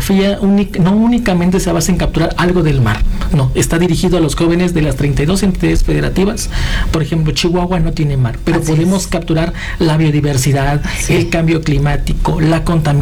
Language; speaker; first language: Spanish; native; Spanish